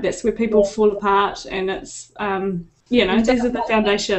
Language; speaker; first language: English; native; English